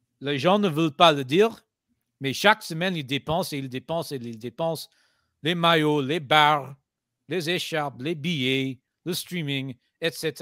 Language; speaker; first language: French; non-native, fluent; English